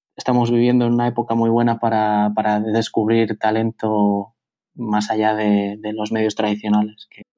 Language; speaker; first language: Spanish; native; Spanish